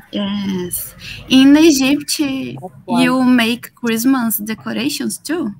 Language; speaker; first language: English; non-native, learner; Portuguese